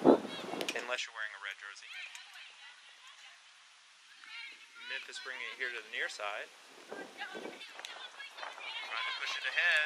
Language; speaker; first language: English; native; English